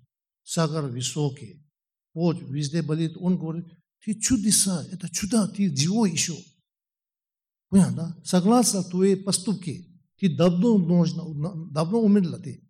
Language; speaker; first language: Russian; non-native, learner; Tibetan